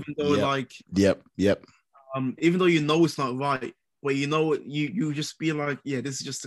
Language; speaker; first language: English; native; English